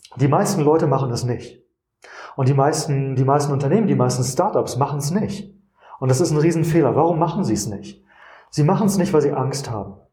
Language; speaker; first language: German; native; German